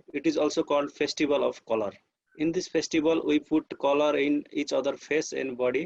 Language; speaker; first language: English; non-native, fluent; Nepali